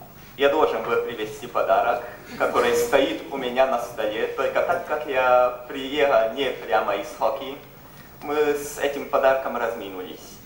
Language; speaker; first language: Russian; non-native, fluent; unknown